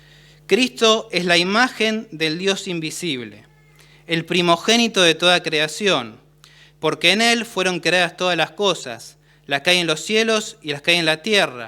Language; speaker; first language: Spanish; native; Spanish